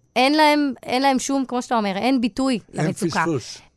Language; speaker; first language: Hebrew; native; Hebrew